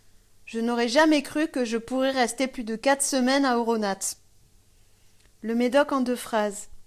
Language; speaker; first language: French; non-native, fluent; German